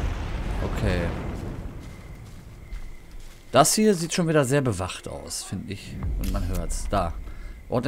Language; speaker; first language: German; native; German